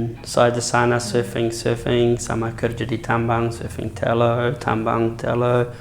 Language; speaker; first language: Indonesian; non-native, learner; English